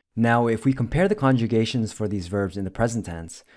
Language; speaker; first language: English; native; English